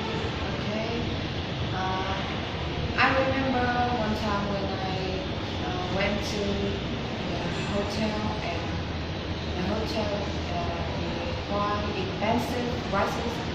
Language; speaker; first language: English; non-native, learner; Vietnamese